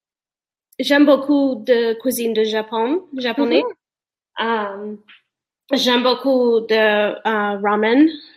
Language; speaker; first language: French; non-native, learner; English